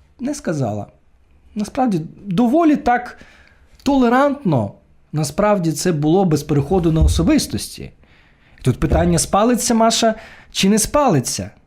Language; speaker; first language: Ukrainian; non-native, local second language; Russian